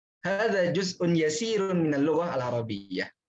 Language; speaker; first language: Arabic; non-native, fluent; Indonesian